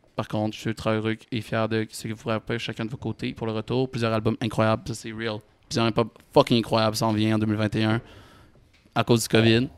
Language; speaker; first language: French; native; French